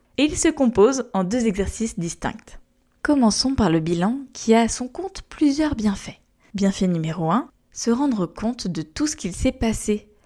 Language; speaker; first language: French; native; French